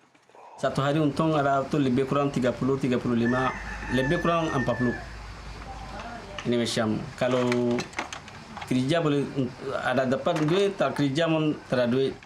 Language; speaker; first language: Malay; non-native, learner; Rohingya